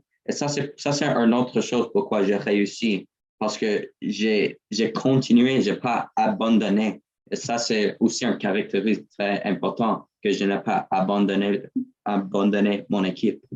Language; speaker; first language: French; non-native, learner; English